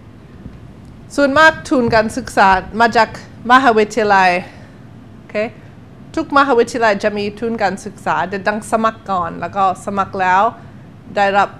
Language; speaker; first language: Thai; non-native, learner; English